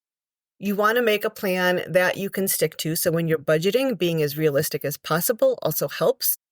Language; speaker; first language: English; native; English